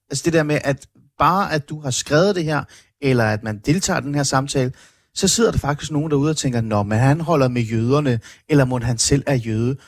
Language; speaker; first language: Danish; early bilingual, other home language; Persian